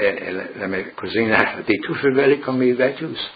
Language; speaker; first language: Italian; early bilingual, heritage; Friulian